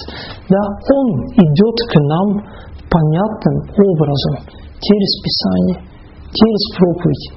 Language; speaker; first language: Russian; non-native, fluent; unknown